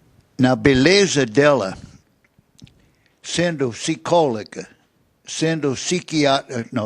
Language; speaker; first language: Portuguese; non-native, fluent; English